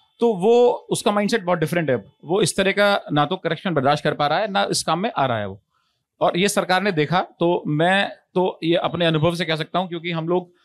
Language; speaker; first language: Hindi; native; Hindi